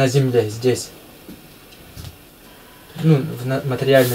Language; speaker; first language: Russian; native; Russian